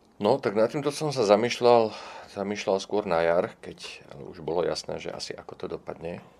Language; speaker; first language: Slovak; non-native, local second language; Czech